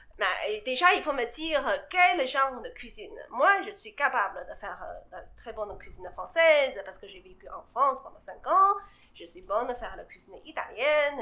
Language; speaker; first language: French; non-native, fluent; Chinese